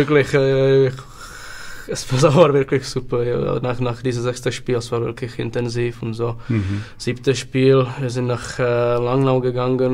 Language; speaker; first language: German; non-native, learner; Czech